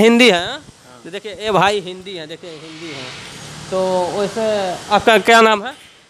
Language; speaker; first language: Hindi; native; Hindi